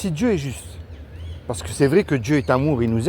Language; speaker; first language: French; native; French